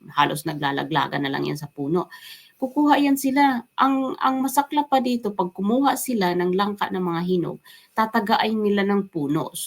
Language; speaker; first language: Filipino; non-native, local second language; Waray